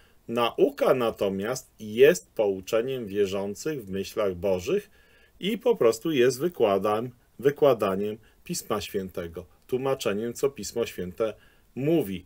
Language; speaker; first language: Polish; native; Polish